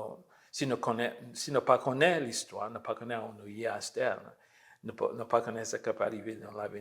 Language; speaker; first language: French; early bilingual, heritage; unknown